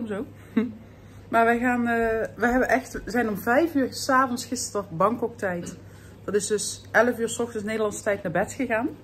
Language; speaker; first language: Dutch; native; Dutch